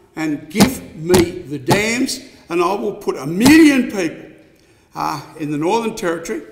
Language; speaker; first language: English; native; English